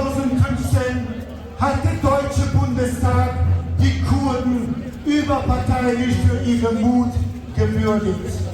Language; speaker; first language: German; non-native, fluent; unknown